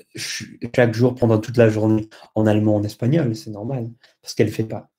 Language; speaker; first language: French; non-native, fluent; English